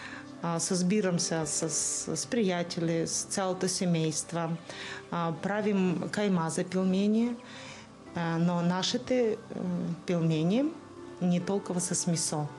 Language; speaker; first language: Bulgarian; non-native, learner; Russian